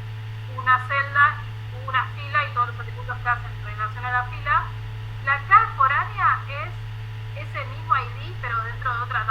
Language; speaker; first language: Spanish; native; Spanish